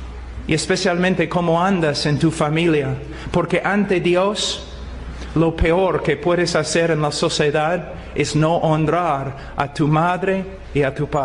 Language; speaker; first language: Spanish; non-native, fluent; English